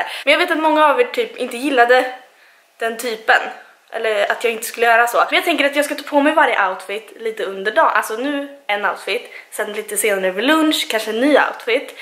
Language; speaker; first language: Swedish; native; Swedish